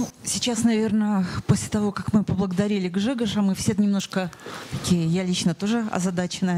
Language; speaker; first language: Russian; native; Russian